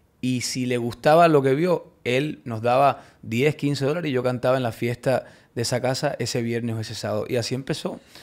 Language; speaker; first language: Spanish; early bilingual, heritage; Spanish